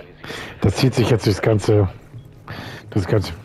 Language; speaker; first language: German; native; German